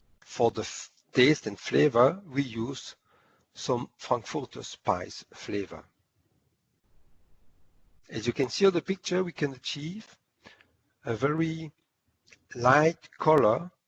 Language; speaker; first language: English; non-native, fluent; French